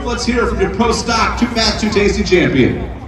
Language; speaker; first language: English; native; English